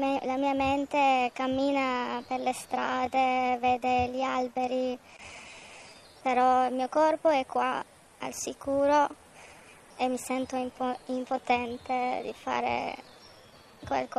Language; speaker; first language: Italian; non-native, fluent; Persian